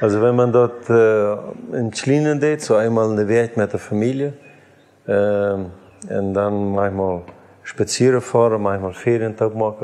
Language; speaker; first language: German; non-native, learner; Plautdietsch